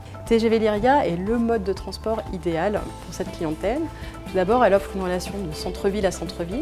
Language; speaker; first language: French; native; French